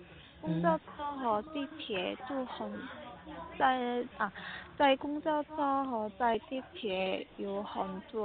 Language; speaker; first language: Chinese; non-native, learner; Korean